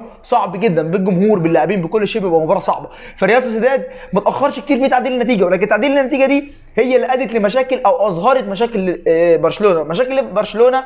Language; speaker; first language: Arabic; native; Arabic